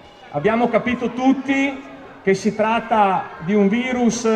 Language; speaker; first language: Italian; native; Italian